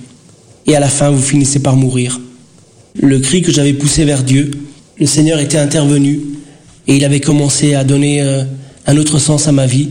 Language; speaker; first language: French; early bilingual, other home language; Portuguese